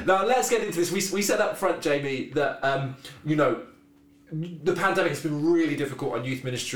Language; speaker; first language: English; native; English